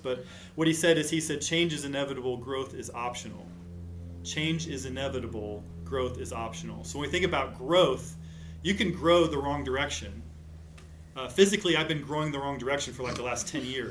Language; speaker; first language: English; native; English